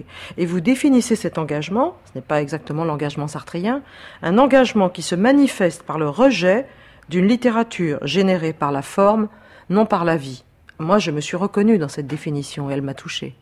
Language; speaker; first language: French; native; French